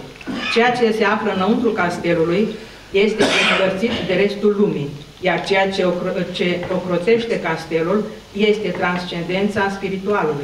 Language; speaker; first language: Romanian; native; Romanian